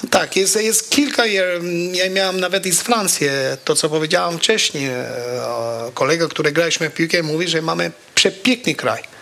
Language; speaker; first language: Polish; non-native, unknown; Albanian